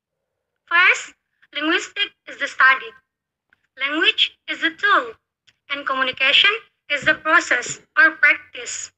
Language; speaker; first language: English; non-native, learner; Indonesian